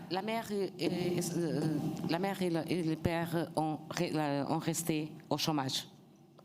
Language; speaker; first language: French; non-native, fluent; Portuguese